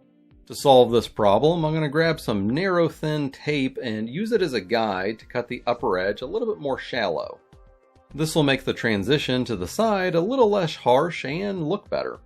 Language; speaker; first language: English; native; English